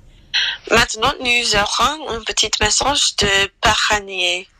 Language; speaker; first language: French; non-native, learner; English